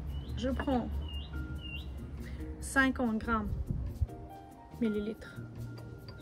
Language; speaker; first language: French; non-native, fluent; Russian